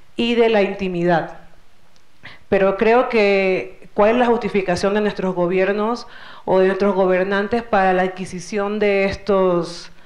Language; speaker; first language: Spanish; native; Spanish